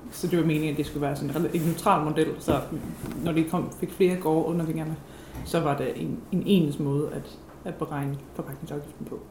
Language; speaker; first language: Danish; non-native, fluent; English